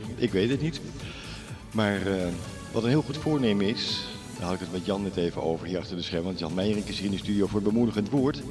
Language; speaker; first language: Dutch; native; Dutch